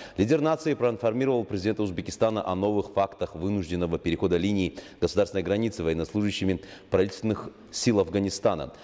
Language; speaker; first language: Russian; non-native, local second language; Tajik